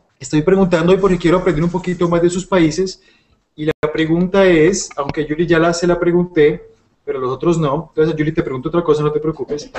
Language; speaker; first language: Spanish; native; Spanish